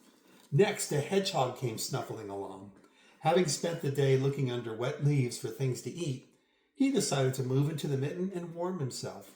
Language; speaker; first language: English; native; English